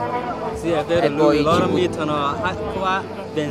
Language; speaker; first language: Italian; non-native, learner; Somali